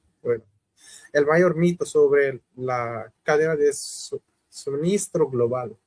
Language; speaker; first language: Spanish; non-native, fluent; Hindi